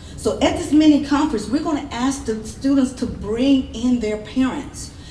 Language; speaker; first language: English; native; English